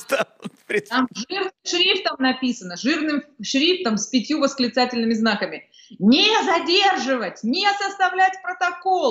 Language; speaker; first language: Russian; native; Russian